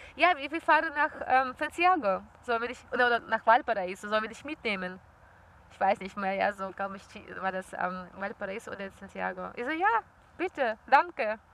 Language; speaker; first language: German; non-native, fluent; Russian